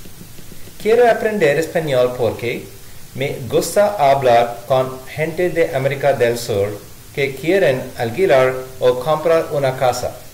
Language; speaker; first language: Spanish; non-native, learner; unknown